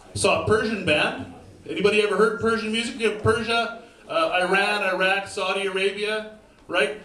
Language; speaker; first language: English; native; English